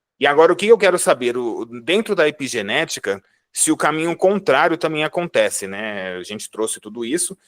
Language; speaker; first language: Portuguese; native; Portuguese